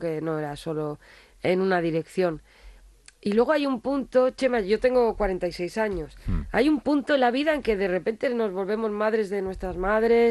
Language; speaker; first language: Spanish; native; Spanish